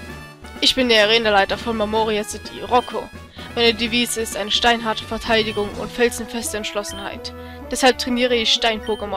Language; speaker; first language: German; native; German